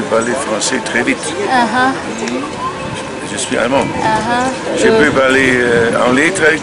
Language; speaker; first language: French; non-native, learner; German